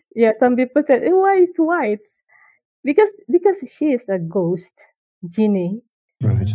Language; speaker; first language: English; non-native, learner; Indonesian